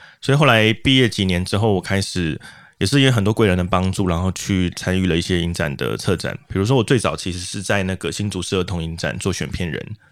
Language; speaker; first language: Chinese; native; Chinese